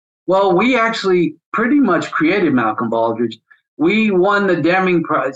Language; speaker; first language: English; native; English